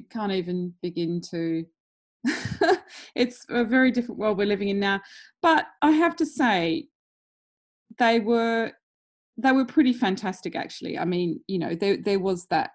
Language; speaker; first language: English; native; English